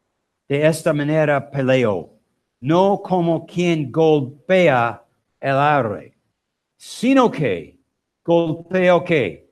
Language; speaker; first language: Spanish; non-native, learner; English